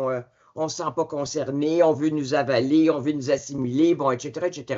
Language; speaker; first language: French; native; French